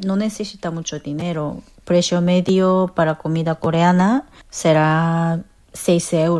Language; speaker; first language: Spanish; non-native, fluent; Korean